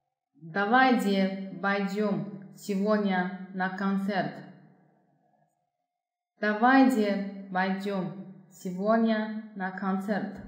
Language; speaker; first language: Russian; non-native, fluent; Chinese